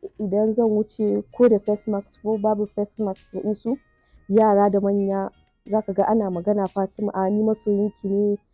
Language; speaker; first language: Hausa; native; Hausa